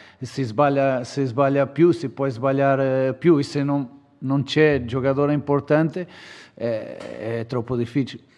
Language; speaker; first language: Italian; non-native, fluent; Portuguese